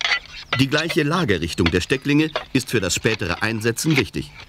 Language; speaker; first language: German; native; German